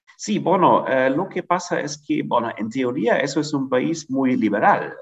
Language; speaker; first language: Spanish; non-native, fluent; German